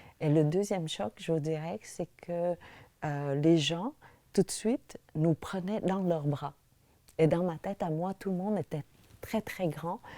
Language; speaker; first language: French; early bilingual, other home language; Vietnamese